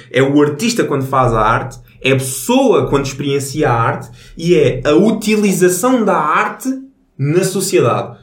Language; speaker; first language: Portuguese; native; Portuguese